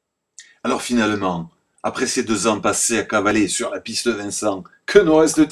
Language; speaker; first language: French; native; French